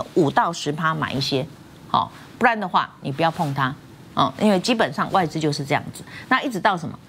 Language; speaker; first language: Chinese; native; Chinese